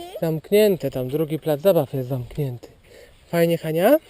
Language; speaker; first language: Polish; native; Polish